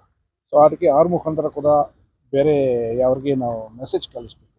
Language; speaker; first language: Kannada; non-native, fluent; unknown